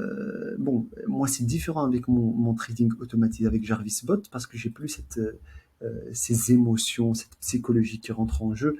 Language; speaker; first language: French; native; French